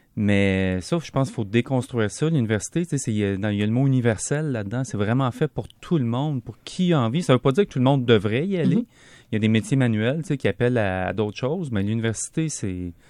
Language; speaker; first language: French; native; French